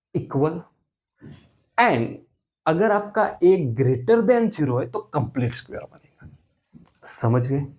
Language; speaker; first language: Hindi; non-native, local second language; Marathi